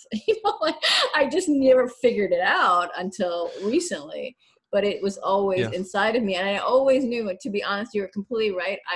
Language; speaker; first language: English; native; English